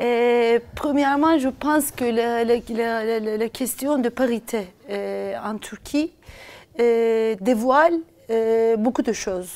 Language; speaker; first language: French; non-native, fluent; Turkish